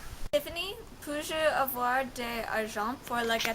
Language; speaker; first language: French; non-native, learner; English